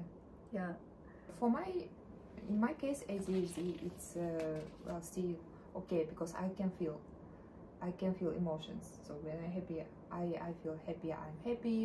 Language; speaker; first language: English; non-native, learner; Russian